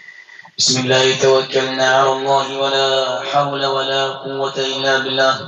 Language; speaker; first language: Arabic; native; Arabic